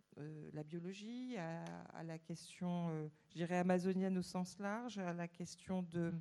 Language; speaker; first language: French; native; French